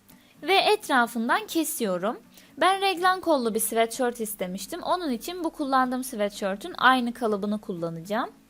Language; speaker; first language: Turkish; native; Turkish